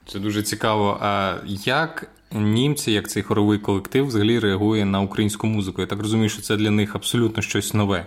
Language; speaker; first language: Ukrainian; native; Ukrainian